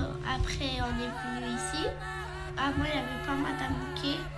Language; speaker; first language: French; early bilingual, other home language; Romany